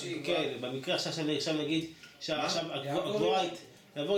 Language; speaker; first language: Hebrew; native; Hebrew